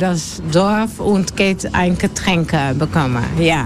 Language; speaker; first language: German; non-native, learner; Dutch